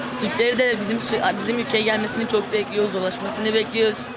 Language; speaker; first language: Turkish; non-native, learner; Arabic